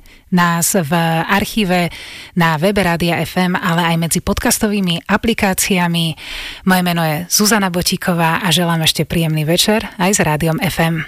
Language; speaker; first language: Slovak; native; Slovak